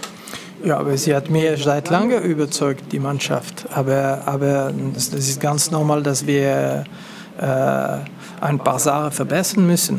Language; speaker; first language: German; non-native, local second language; French